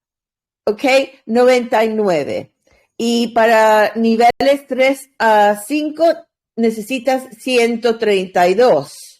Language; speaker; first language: Spanish; non-native, learner; English